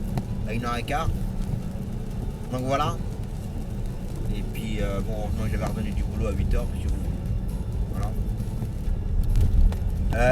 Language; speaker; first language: French; native; French